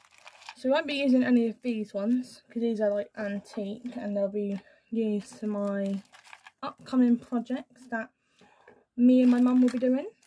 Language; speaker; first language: English; native; English